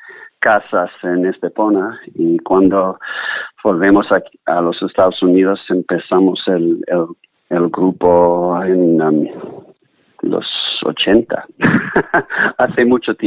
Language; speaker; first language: Spanish; non-native, learner; English